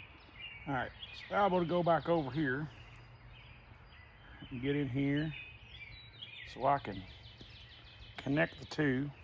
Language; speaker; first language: English; native; English